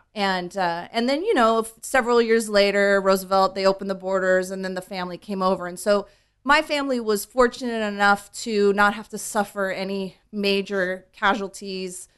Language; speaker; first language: English; native; English